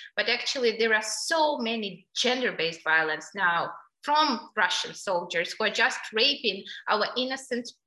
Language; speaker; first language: English; non-native, fluent; Ukrainian